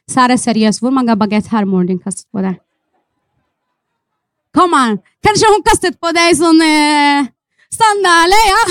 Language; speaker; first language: Norwegian; non-native, fluent; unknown